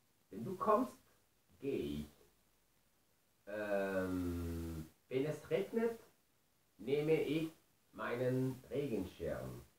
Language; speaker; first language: German; non-native, learner; Spanish